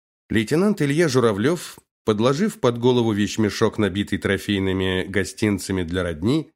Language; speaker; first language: Russian; native; Russian